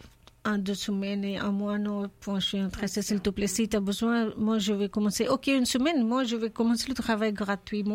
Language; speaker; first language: French; non-native, learner; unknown